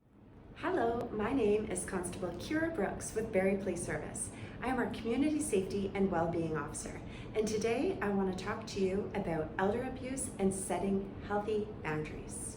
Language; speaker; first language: English; native; English